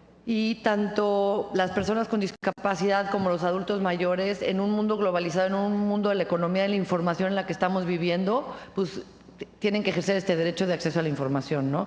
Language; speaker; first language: Spanish; native; Spanish